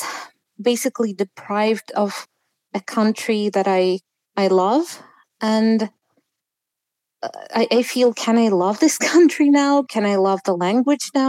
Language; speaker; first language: English; non-native, fluent; Russian